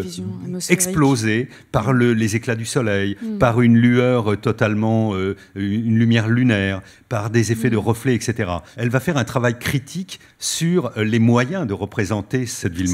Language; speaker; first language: French; native; French